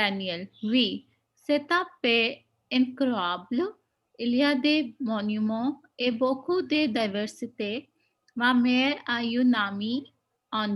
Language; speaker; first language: French; non-native, learner; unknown